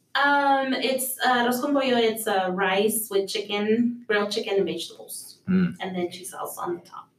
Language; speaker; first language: English; early bilingual, other home language; Spanish